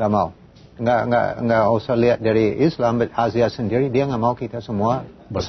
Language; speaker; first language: Indonesian; non-native, fluent; English